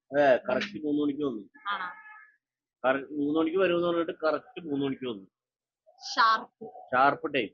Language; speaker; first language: Malayalam; non-native, local second language; Nepali